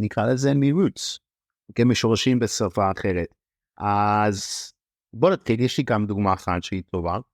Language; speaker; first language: Hebrew; native; Hebrew